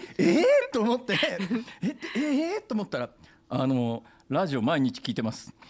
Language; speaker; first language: Japanese; native; Japanese